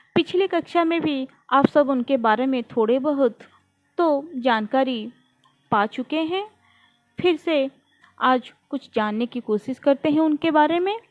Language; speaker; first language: Hindi; non-native, local second language; Odia